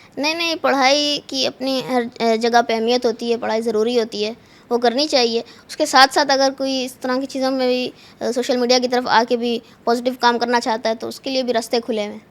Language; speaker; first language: Urdu; native; Urdu